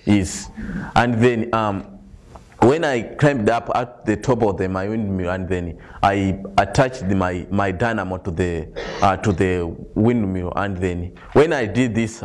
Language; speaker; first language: English; non-native, local second language; Nyanja